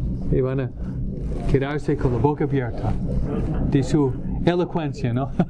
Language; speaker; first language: Spanish; non-native, fluent; English